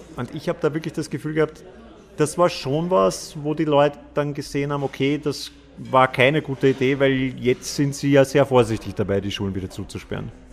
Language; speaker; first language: German; native; German